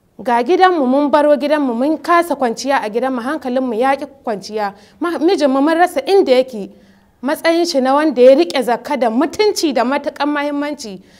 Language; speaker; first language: Hausa; native; Hausa